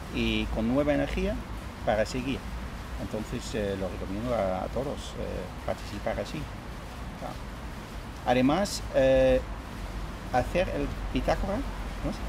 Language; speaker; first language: Spanish; non-native, fluent; Dutch